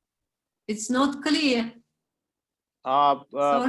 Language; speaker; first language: English; non-native, learner; Romanian